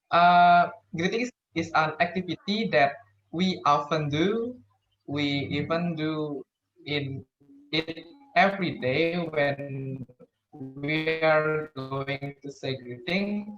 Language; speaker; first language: English; non-native, learner; Indonesian